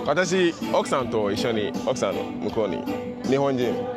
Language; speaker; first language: Japanese; non-native, learner; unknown